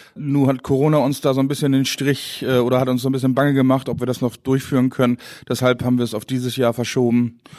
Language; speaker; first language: German; non-native, local second language; Low German